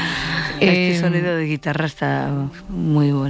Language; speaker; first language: Spanish; non-native, fluent; Portuguese